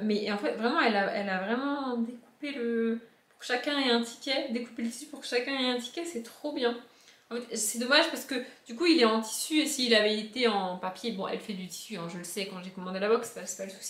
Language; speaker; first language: French; native; French